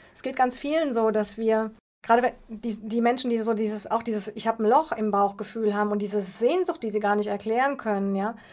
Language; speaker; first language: German; native; German